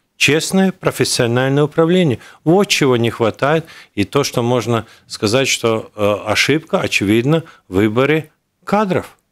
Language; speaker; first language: Russian; non-native, local second language; Latvian